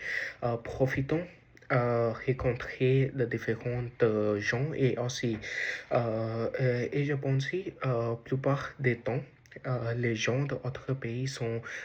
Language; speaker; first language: French; non-native, learner; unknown